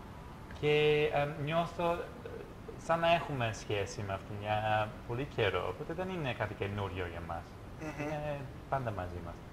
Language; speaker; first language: Greek; non-native, fluent; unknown